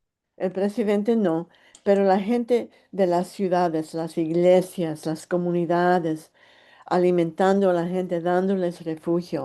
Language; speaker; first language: Spanish; early bilingual, heritage; English